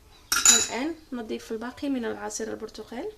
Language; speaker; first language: Arabic; native; Arabic